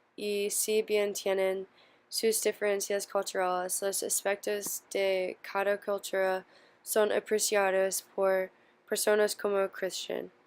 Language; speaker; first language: Spanish; non-native, learner; English